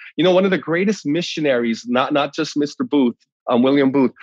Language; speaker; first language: English; native; English